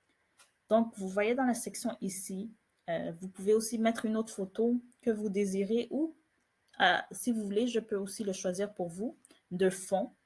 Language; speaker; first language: French; native; French